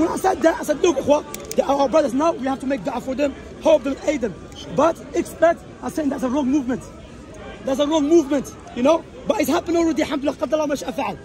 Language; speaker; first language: English; non-native, fluent; Arabic